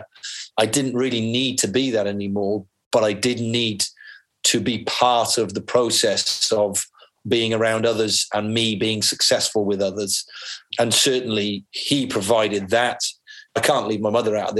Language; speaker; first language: English; native; English